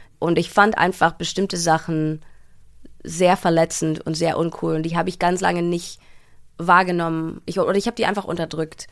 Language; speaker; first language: German; early bilingual, heritage; English